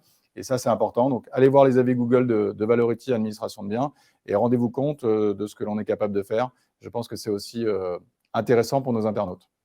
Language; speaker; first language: French; native; French